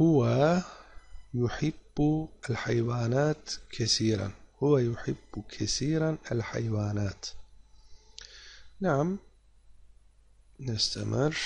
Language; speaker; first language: Arabic; non-native, fluent; Turkish